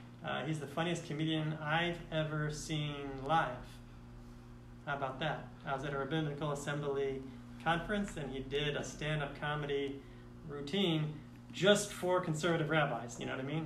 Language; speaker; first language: English; native; English